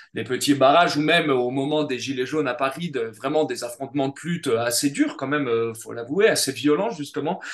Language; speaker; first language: French; native; French